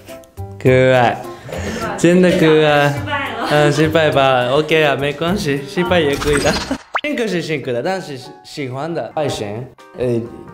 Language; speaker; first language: Chinese; non-native, learner; Japanese